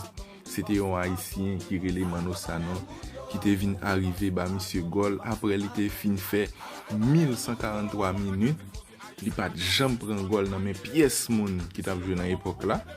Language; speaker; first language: French; non-native, learner; Haitian Creole